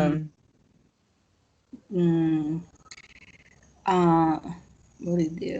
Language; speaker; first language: English; non-native, learner; Spanish